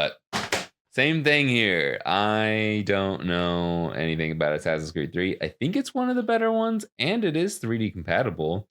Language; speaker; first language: English; native; English